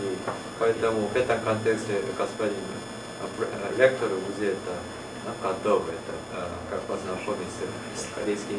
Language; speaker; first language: Russian; non-native, learner; Korean